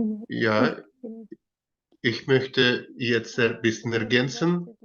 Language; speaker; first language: German; non-native, learner; Russian